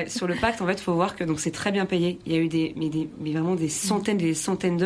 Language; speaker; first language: French; native; French